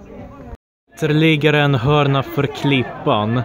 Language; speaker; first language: Swedish; early bilingual, other home language; Polish